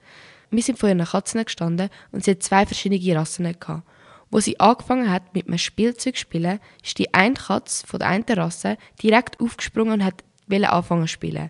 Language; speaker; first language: German; native; German